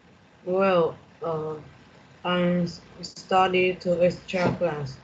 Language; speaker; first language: English; non-native, learner; Vietnamese